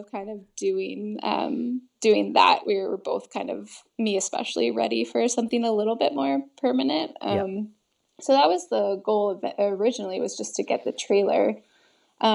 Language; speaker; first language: English; native; English